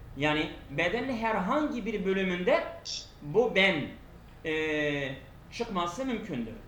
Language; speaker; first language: Turkish; non-native, local second language; Kurdish